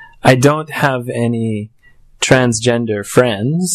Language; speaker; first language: English; native; English